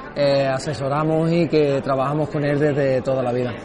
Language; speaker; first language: Spanish; native; Spanish